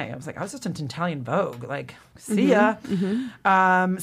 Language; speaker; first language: English; native; English